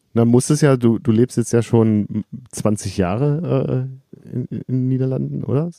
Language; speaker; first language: German; native; German